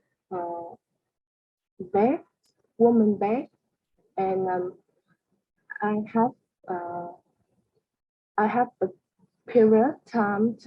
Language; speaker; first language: English; non-native, learner; Vietnamese